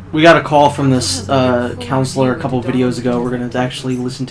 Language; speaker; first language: English; native; English